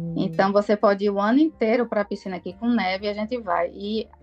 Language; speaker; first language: Portuguese; native; Portuguese